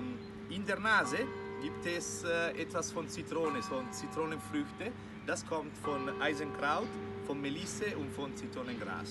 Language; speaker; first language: German; non-native, local second language; Italian